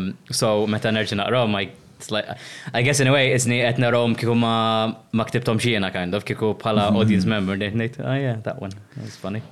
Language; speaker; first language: English; non-native, local second language; Maltese